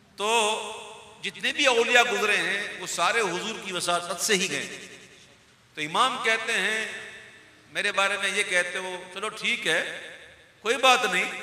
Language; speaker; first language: Urdu; non-native, local second language; Punjabi